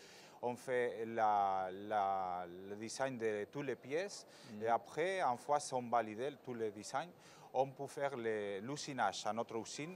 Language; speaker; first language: French; non-native, fluent; Spanish